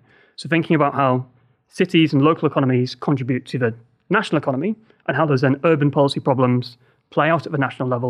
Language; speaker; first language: English; native; English